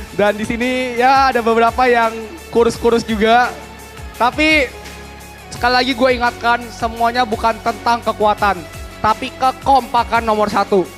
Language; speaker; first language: Indonesian; native; Indonesian